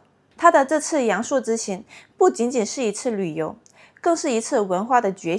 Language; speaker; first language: Chinese; native; Chinese